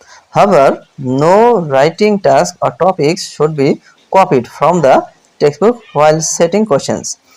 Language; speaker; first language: English; non-native, local second language; Bangla